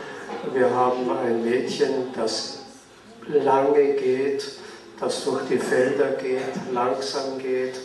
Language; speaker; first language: German; native; German